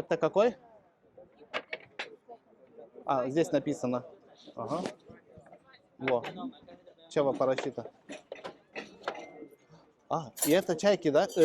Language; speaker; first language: Russian; non-native, fluent; Lithuanian